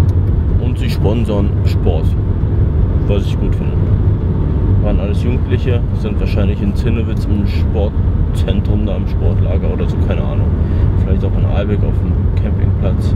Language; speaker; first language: German; native; German